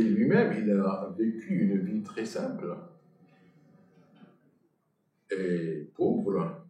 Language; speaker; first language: French; non-native, fluent; Arabic